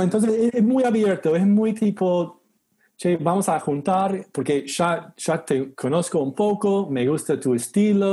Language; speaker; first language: Spanish; non-native, learner; English